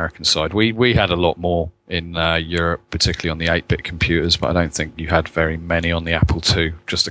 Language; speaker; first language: English; native; English